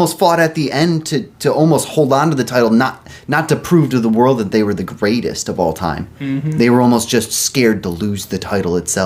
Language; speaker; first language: English; native; English